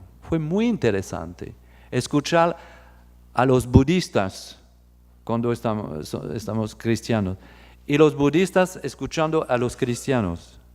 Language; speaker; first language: Spanish; non-native, fluent; French